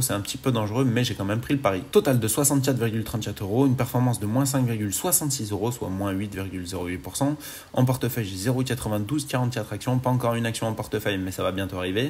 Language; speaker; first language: French; native; French